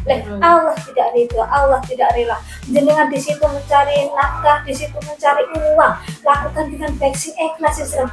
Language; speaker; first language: Indonesian; non-native, local second language; Javanese